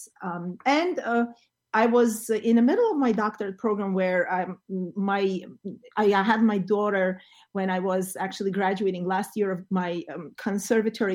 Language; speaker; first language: English; non-native, fluent; Armenian